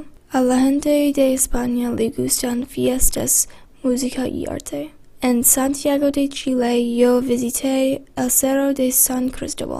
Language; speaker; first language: Spanish; non-native, learner; English